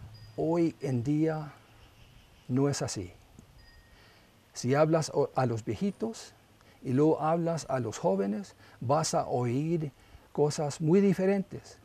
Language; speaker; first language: Spanish; non-native, local second language; English